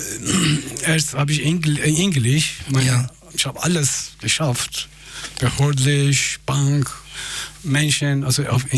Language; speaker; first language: German; non-native, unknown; Persian